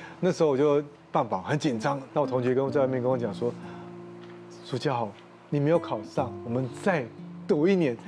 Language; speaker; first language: Chinese; native; Chinese